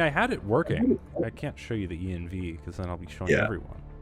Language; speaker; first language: English; native; English